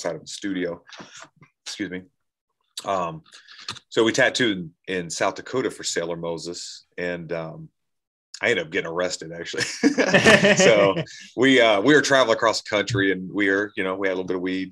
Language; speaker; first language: English; native; English